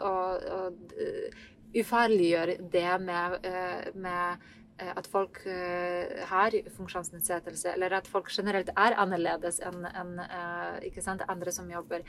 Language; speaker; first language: Norwegian; non-native, fluent; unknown